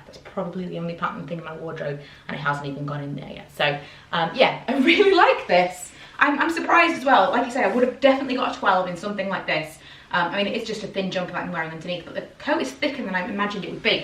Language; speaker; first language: English; native; English